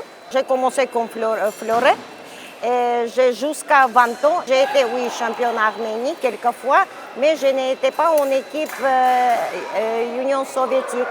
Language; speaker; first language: French; non-native, learner; Armenian